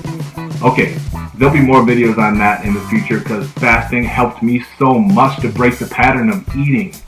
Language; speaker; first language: English; native; English